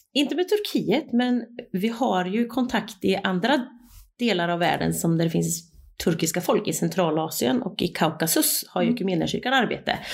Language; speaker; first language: Swedish; native; Swedish